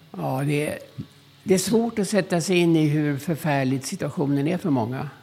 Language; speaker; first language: Swedish; early bilingual, other home language; German